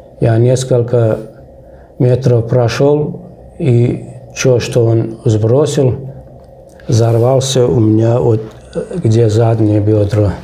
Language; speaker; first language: Russian; non-native, local second language; Turkmen